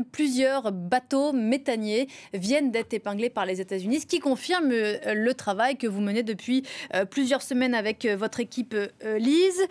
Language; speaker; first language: French; native; French